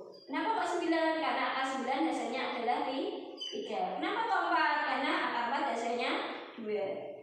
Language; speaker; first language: Indonesian; native; Indonesian